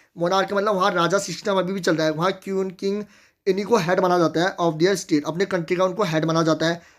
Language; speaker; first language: Hindi; native; Hindi